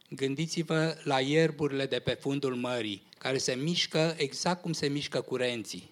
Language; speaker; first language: Romanian; native; Romanian